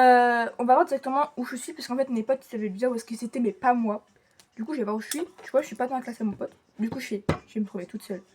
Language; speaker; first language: French; native; French